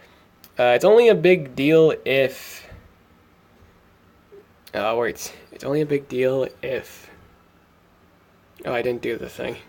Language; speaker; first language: English; native; English